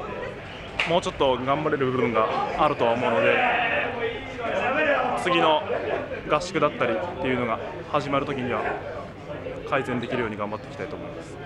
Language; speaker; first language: Japanese; native; Japanese